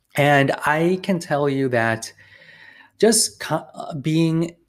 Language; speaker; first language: English; native; English